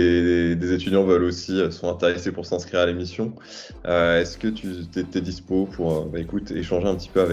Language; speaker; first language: French; native; French